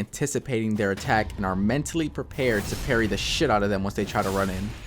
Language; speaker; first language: English; native; English